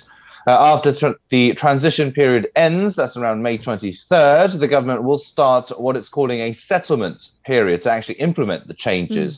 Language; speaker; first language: English; native; English